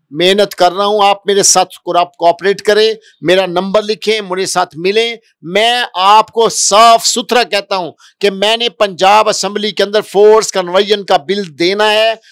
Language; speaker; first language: Urdu; non-native, local second language; Punjabi